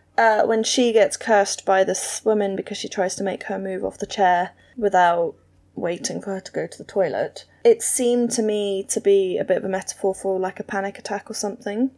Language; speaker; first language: English; native; English